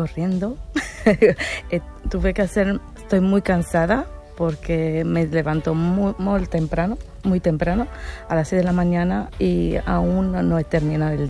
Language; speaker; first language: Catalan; non-native, learner; Spanish